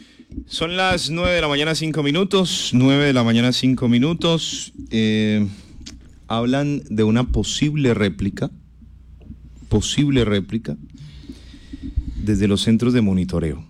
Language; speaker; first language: Spanish; native; Spanish